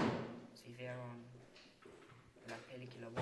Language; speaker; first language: Spanish; non-native, learner; English